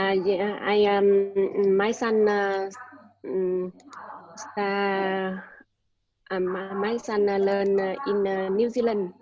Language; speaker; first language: English; non-native, learner; Vietnamese